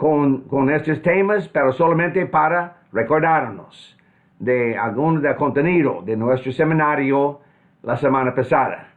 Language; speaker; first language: Spanish; non-native, fluent; English